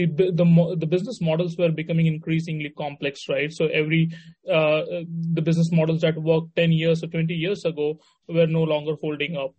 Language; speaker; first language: English; non-native, local second language; Hindi